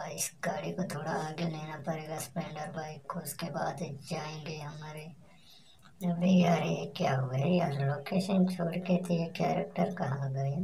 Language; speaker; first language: Hindi; non-native, local second language; Marathi